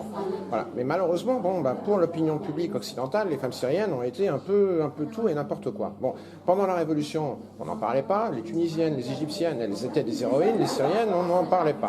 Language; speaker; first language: French; native; French